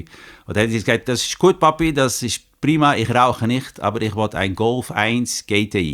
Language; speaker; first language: German; non-native, fluent; Dutch